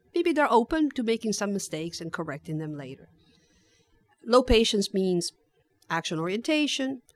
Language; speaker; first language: English; non-native, fluent; Italian